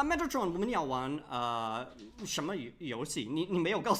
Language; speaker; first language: Chinese; non-native, fluent; English